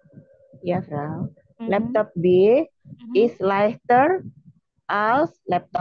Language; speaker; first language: German; non-native, learner; Indonesian